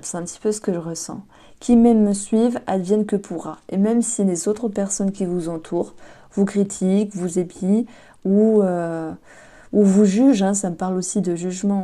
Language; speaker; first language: French; native; French